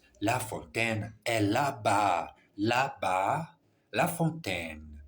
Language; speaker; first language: French; non-native, learner; English